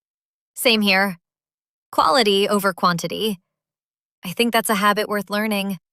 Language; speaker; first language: English; native; English